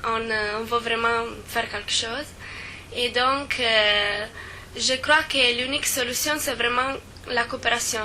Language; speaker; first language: French; non-native, fluent; Italian